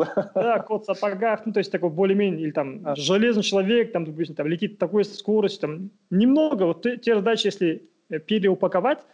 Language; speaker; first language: Russian; non-native, local second language; Kazakh